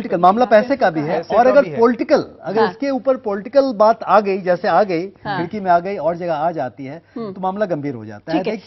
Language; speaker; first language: Hindi; native; Hindi